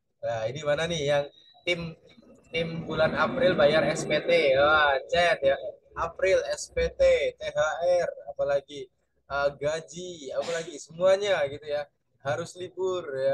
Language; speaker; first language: Indonesian; native; Indonesian